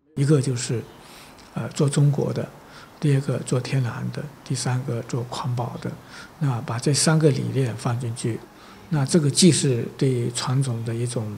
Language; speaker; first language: Chinese; native; Chinese